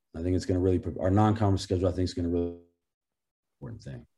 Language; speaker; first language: English; native; English